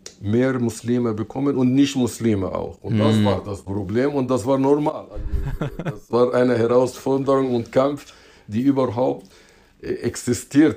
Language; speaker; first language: German; non-native, fluent; Arabic